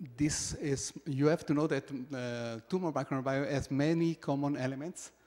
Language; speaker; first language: English; non-native, fluent; Italian